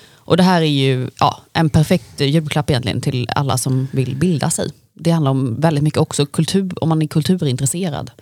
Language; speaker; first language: Swedish; native; Swedish